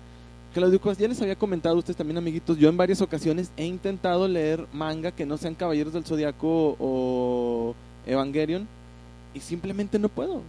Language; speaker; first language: Spanish; native; Spanish